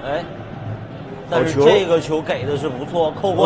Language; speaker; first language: Chinese; native; Chinese